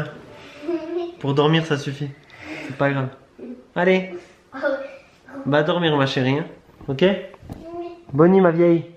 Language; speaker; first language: French; native; French